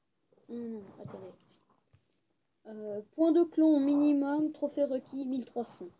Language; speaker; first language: French; native; French